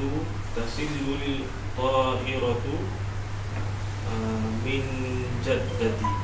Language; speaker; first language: Arabic; non-native, learner; Malay